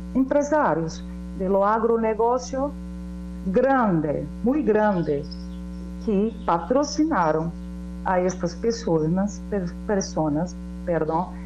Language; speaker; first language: Spanish; non-native, learner; Portuguese